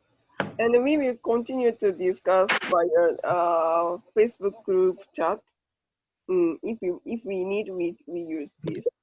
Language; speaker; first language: English; non-native, learner; Japanese